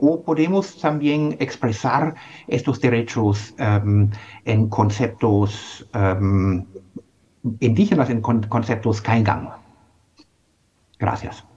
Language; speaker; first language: Spanish; non-native, fluent; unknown